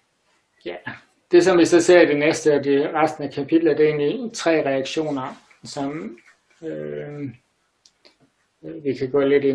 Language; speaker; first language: Danish; native; Danish